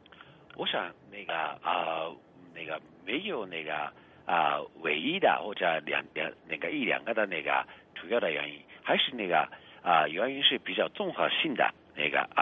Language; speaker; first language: Chinese; non-native, fluent; Japanese